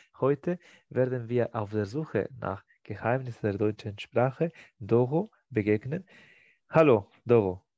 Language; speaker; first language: German; non-native, fluent; Spanish